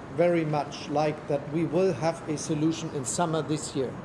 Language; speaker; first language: English; non-native, fluent; German